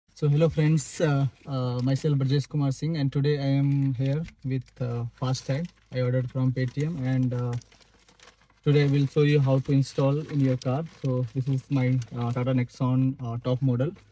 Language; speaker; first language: English; non-native, local second language; Hindi